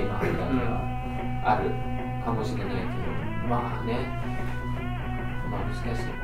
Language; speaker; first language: Japanese; non-native, fluent; English